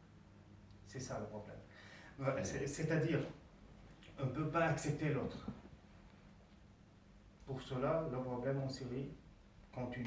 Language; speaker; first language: French; non-native, fluent; Arabic